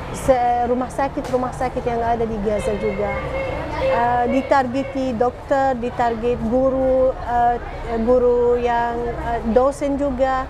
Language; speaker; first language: Indonesian; non-native, fluent; Arabic